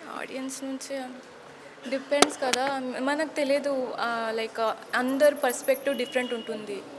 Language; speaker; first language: Telugu; non-native, learner; Hindi